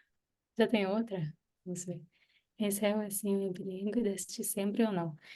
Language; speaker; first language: Portuguese; non-native, fluent; Hebrew